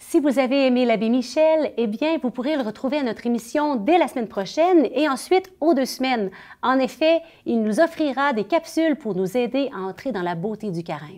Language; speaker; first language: French; native; French